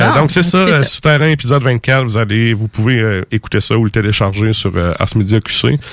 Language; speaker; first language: French; native; French